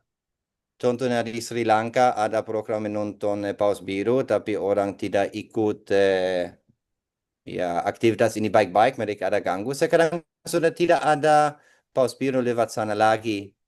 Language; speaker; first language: Indonesian; non-native, fluent; English